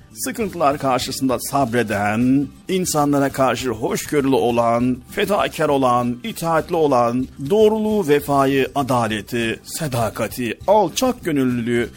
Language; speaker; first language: Turkish; native; Turkish